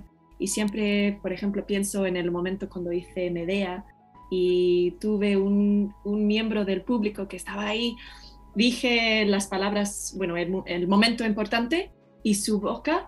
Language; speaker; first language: Spanish; non-native, fluent; English